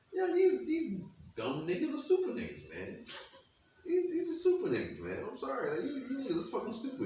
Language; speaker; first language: English; native; English